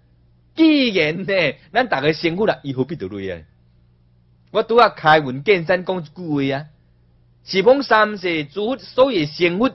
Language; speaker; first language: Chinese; non-native, local second language; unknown